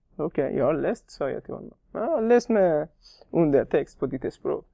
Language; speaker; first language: Swedish; non-native, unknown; Persian